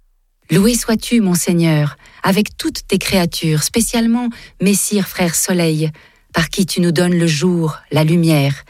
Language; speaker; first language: French; native; French